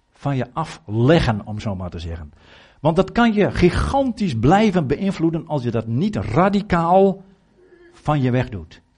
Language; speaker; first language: Dutch; native; Dutch